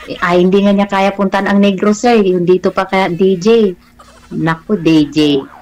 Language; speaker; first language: Filipino; non-native, local second language; Cebuano